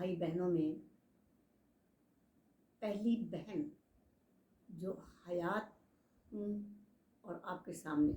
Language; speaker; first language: Urdu; native; Urdu